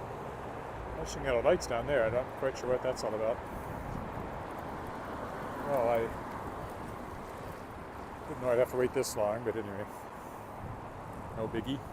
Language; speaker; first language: English; native; English